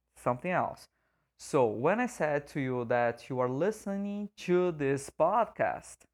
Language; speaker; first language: English; non-native, fluent; Portuguese